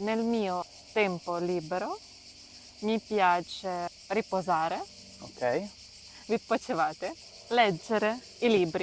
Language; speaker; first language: Italian; non-native, learner; Ukrainian